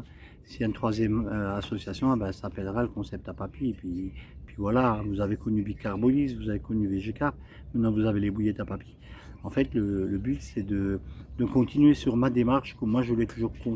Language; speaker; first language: French; native; French